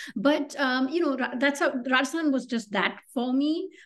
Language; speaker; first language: English; non-native, local second language; Hindi